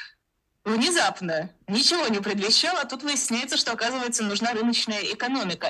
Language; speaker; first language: Russian; native; Russian